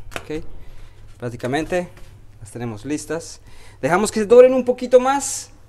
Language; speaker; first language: Spanish; early bilingual, heritage; Spanish